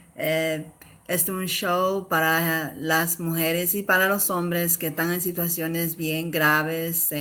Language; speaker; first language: Spanish; early bilingual, other home language; English